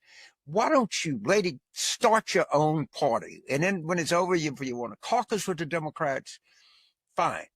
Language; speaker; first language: English; native; English